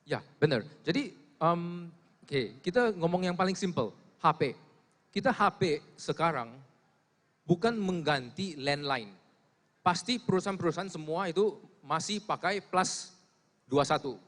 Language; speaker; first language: Indonesian; non-native, fluent; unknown